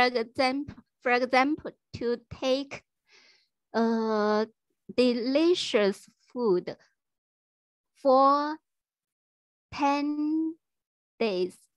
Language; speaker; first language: English; non-native, learner; Chinese